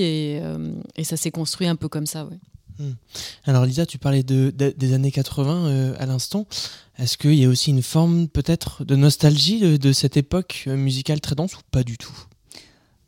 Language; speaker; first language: French; native; French